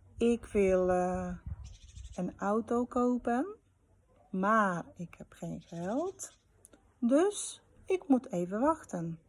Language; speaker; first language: Dutch; non-native, fluent; Polish